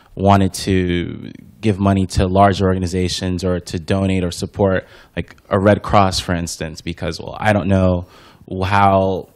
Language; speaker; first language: English; native; English